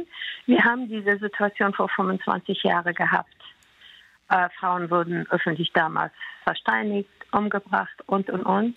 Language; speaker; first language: German; non-native, fluent; Persian